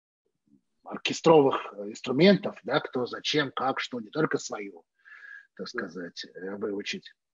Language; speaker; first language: Russian; native; Russian